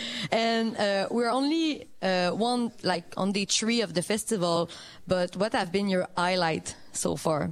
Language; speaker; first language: English; non-native, fluent; French